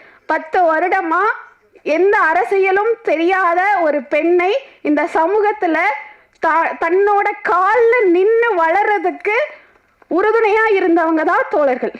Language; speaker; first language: Tamil; native; Tamil